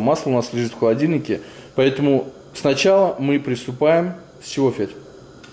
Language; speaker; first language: Russian; native; Russian